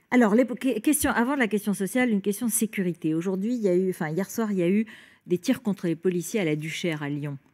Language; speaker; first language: French; native; French